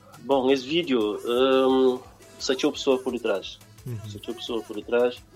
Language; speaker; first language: Portuguese; non-native, local second language; Kabuverdianu